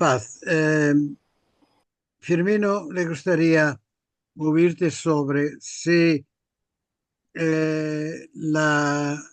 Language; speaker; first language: Spanish; non-native, fluent; Portuguese